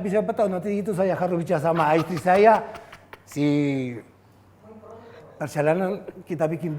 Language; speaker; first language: Indonesian; non-native, fluent; Spanish